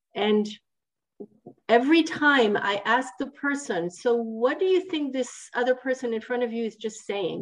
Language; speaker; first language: English; non-native, fluent; Italian